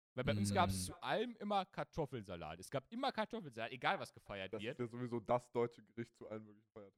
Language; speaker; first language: German; early bilingual, other home language; Polish